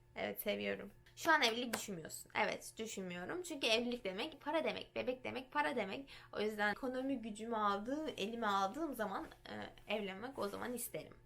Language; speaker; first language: Turkish; early bilingual, heritage; Turkish